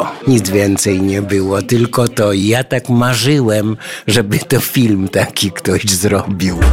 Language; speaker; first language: Polish; non-native, local second language; Ukrainian